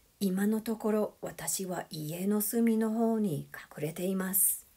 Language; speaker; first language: Japanese; non-native, fluent; English